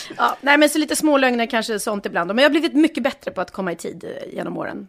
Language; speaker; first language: Swedish; native; Swedish